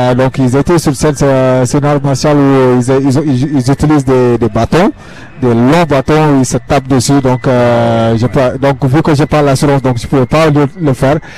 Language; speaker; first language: French; non-native, local second language; Fula